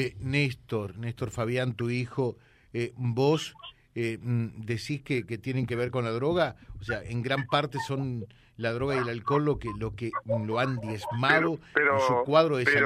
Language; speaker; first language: Spanish; native; Spanish